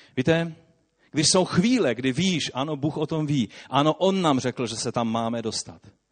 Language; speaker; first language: Czech; non-native, local second language; Polish